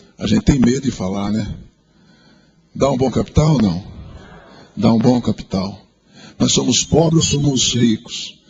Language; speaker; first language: Portuguese; native; Portuguese